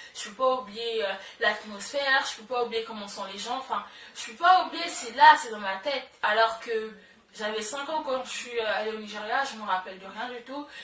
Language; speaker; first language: French; early bilingual, other home language; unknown